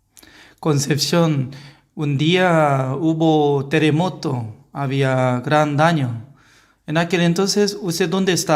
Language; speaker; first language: Spanish; non-native, learner; Korean